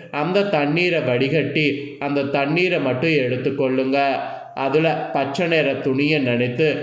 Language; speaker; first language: Tamil; native; Tamil